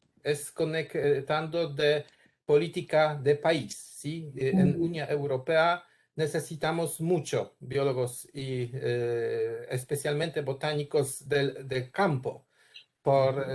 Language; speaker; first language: Spanish; non-native, learner; Polish